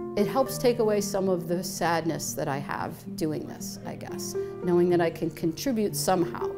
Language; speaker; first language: English; native; English